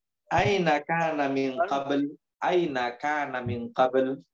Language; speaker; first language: Arabic; non-native, fluent; Indonesian